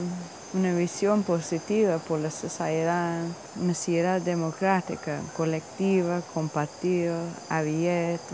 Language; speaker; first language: Spanish; non-native, learner; English